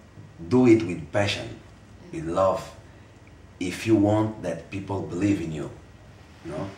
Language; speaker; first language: English; non-native, fluent; Portuguese